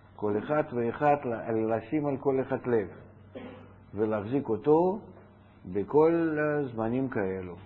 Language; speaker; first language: Hebrew; non-native, fluent; Russian